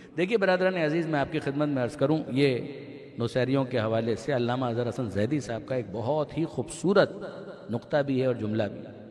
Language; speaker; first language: Urdu; non-native, local second language; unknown